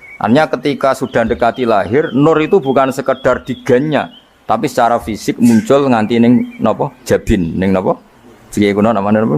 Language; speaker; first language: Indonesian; non-native, local second language; Javanese